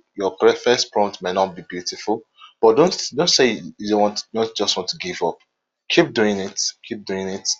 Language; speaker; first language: English; non-native, local second language; Yoruba